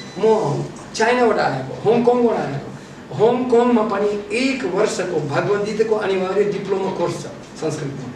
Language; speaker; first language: Nepali; non-native, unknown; Russian